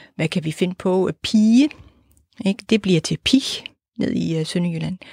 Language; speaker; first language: Danish; native; Danish